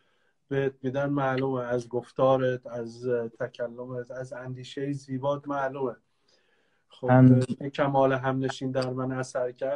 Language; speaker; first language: Persian; native; Persian